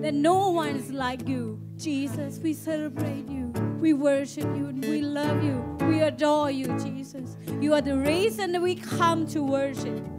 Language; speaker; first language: English; non-native, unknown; Thai